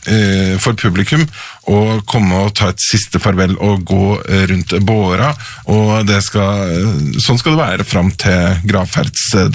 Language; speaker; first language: Norwegian; native; Norwegian